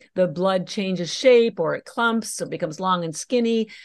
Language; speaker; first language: English; native; English